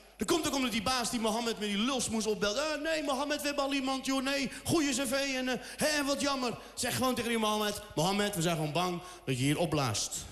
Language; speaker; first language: Dutch; early bilingual, other home language; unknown